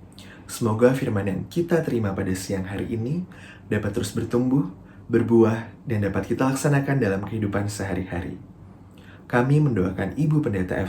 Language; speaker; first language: Indonesian; native; Indonesian